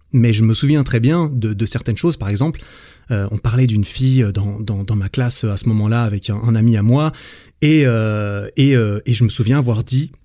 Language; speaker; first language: French; native; French